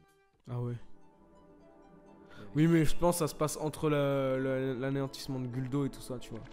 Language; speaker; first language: French; native; French